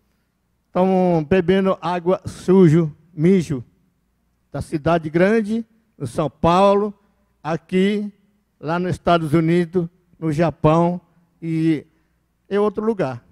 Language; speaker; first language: Portuguese; non-native, local second language; Yanomámi